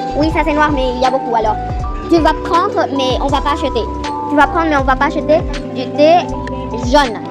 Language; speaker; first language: French; non-native, fluent; Spanish